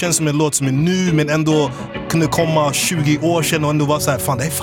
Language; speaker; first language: Swedish; native; Swedish